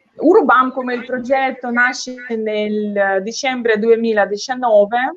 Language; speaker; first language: Italian; non-native, learner; Ukrainian